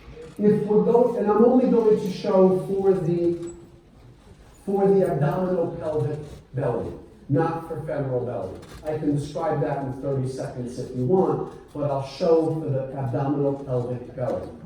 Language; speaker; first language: English; native; English